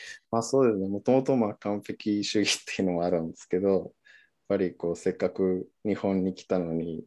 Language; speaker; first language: Japanese; non-native, fluent; Spanish